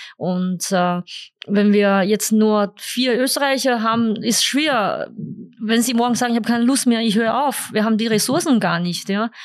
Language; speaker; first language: German; non-native, fluent; Chinese